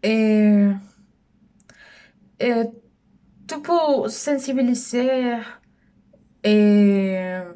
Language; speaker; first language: French; non-native, learner; Spanish